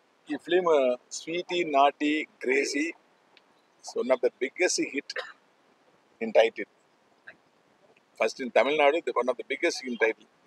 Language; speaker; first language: Telugu; non-native, learner; Tamil